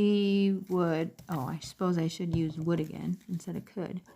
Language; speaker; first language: English; native; English